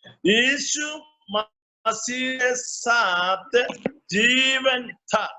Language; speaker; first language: Hindi; non-native, learner; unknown